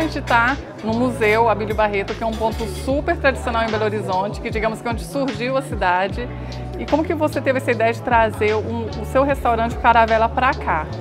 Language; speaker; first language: Portuguese; non-native, fluent; Spanish